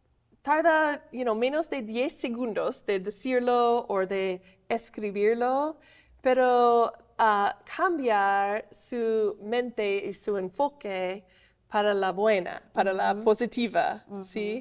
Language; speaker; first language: Spanish; non-native, fluent; English